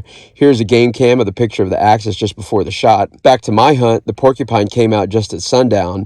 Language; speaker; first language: English; native; English